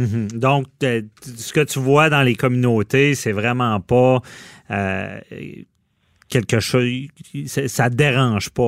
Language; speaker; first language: French; native; French